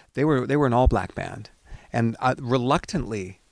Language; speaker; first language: English; native; English